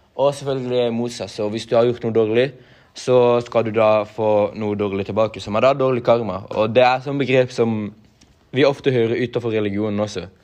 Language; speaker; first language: Norwegian; native; Norwegian